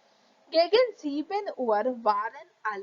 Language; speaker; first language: German; non-native, fluent; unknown